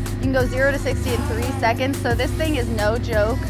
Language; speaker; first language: English; native; English